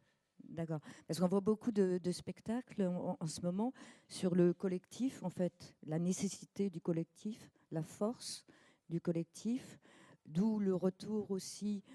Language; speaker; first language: French; native; French